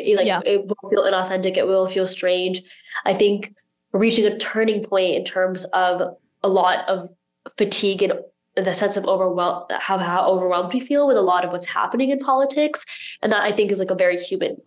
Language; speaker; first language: English; early bilingual, other home language; Urdu